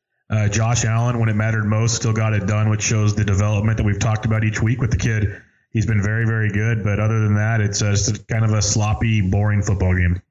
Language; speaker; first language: English; native; English